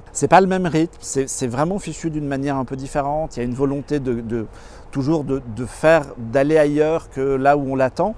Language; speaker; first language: French; native; French